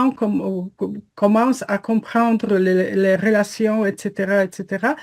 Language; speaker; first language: French; non-native, fluent; Polish